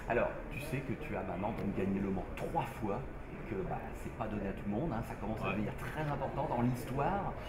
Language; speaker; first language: French; native; French